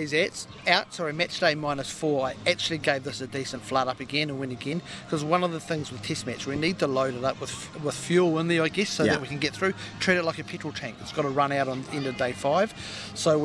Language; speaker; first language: English; native; English